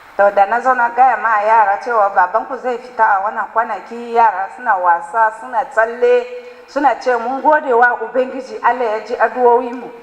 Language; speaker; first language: Hausa; non-native, local second language; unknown